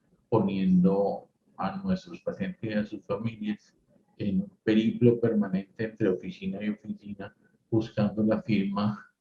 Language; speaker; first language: Spanish; native; Spanish